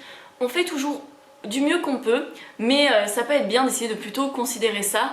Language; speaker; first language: French; native; French